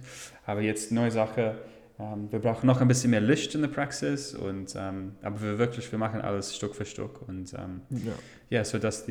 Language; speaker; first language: German; non-native, fluent; English